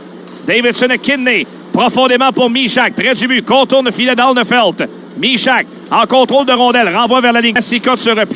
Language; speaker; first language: French; native; French